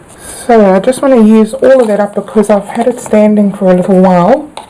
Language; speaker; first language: English; native; English